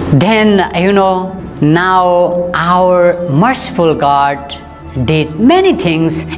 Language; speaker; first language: English; non-native, local second language; Nepali